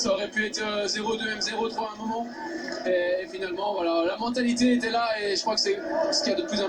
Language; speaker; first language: French; native; French